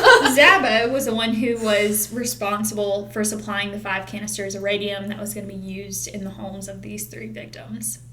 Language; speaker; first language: English; native; English